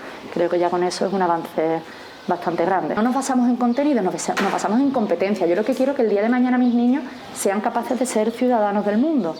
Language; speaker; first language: Spanish; native; Spanish